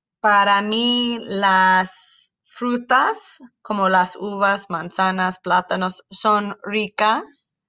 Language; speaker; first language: Spanish; non-native, fluent; English